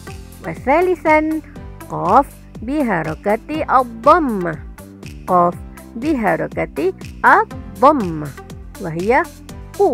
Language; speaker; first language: Arabic; non-native, fluent; Malay